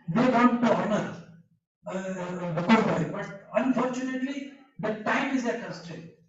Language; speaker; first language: English; non-native, local second language; Gujarati